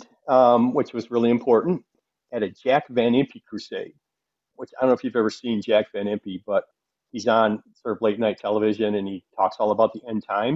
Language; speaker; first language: English; native; English